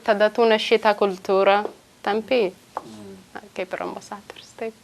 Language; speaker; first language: Lithuanian; non-native, learner; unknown